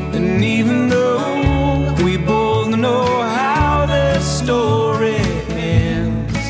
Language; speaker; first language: English; native; English